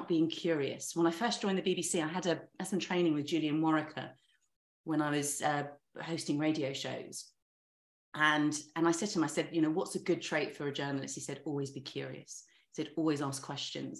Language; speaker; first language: English; native; English